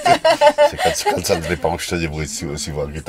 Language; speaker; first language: German; native; German